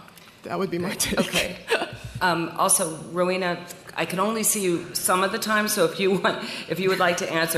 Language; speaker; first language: English; native; English